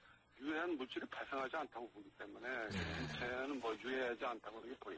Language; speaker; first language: Korean; native; Korean